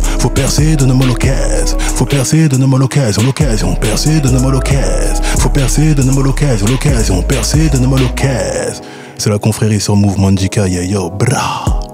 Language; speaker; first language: French; native; French